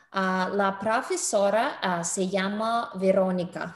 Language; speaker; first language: Spanish; non-native, learner; English